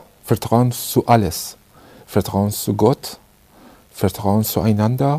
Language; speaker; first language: German; non-native, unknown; Persian